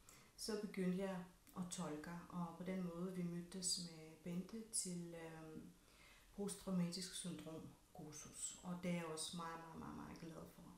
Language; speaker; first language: Danish; non-native, fluent; Russian